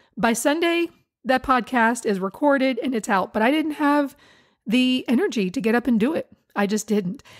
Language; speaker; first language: English; native; English